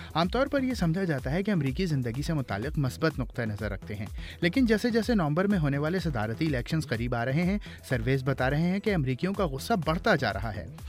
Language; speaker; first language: Urdu; native; Urdu